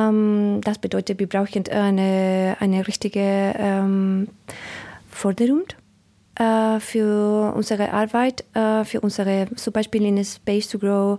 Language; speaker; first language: German; non-native, learner; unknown